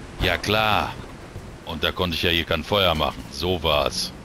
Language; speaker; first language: German; native; German